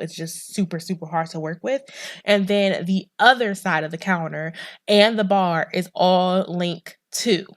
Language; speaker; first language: English; native; English